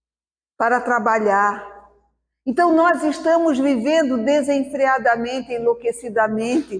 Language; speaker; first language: Portuguese; native; Portuguese